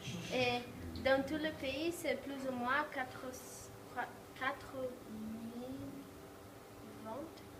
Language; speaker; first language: French; non-native, learner; Portuguese